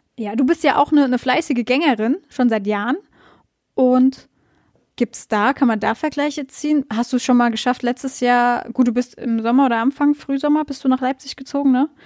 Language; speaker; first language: German; native; German